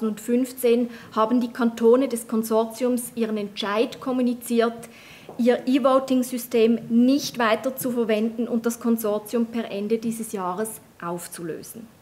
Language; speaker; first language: German; native; German